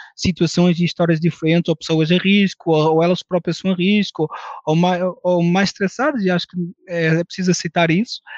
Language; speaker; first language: Portuguese; early bilingual, heritage; French